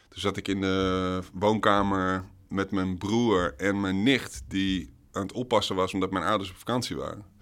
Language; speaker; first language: Dutch; native; Dutch